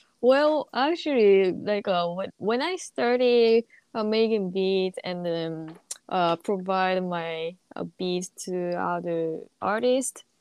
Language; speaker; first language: English; non-native, learner; Japanese